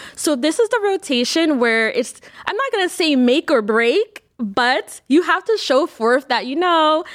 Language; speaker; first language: English; native; English